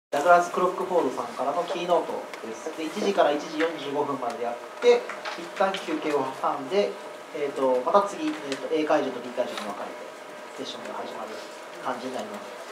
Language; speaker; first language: Japanese; native; Japanese